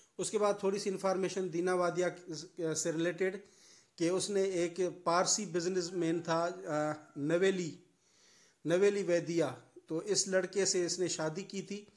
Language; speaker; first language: Urdu; non-native, local second language; Sindhi